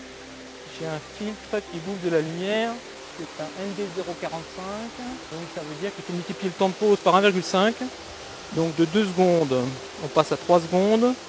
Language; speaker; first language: French; native; French